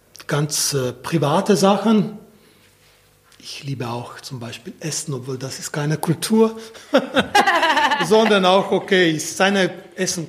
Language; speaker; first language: German; non-native, fluent; Slovenian